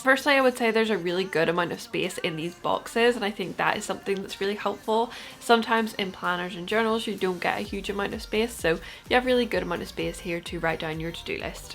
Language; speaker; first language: English; native; English